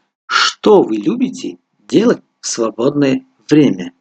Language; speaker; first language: Russian; non-native, local second language; Tajik